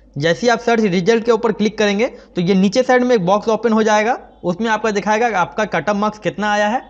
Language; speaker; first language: Hindi; non-native, local second language; Bangla